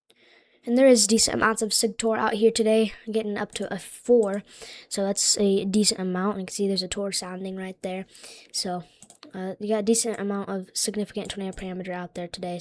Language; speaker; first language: English; native; English